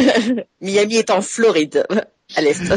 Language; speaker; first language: French; native; French